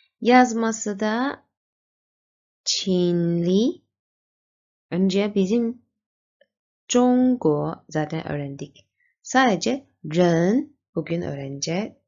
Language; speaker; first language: Turkish; non-native, learner; Chinese